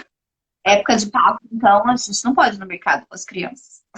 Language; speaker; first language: Portuguese; native; Portuguese